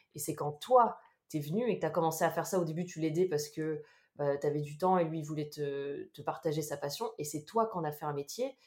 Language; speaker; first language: French; native; French